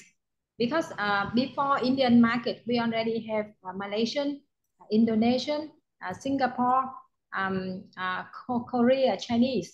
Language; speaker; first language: English; non-native, learner; Vietnamese